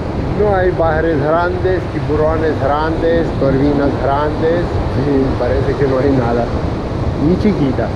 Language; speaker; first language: Spanish; non-native, fluent; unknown